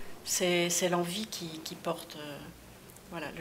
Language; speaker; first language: French; native; French